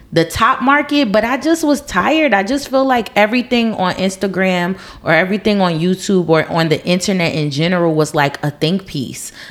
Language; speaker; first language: English; native; English